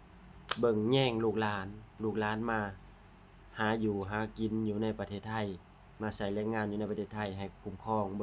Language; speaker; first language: Thai; non-native, local second language; Lao